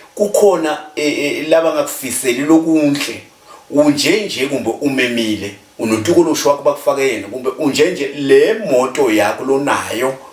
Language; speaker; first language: Zulu; non-native, local second language; Swati